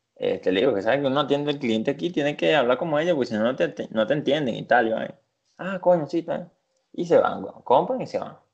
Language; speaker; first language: Spanish; native; Spanish